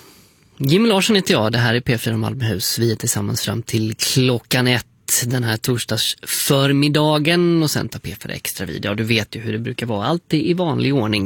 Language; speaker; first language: Swedish; native; Swedish